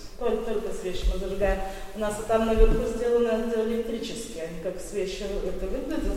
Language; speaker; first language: Russian; native; Russian